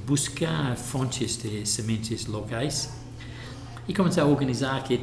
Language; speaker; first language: Portuguese; non-native, local second language; English